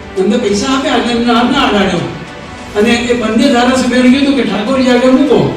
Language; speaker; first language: Gujarati; native; Gujarati